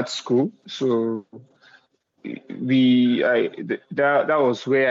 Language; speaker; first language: English; non-native, local second language; Yoruba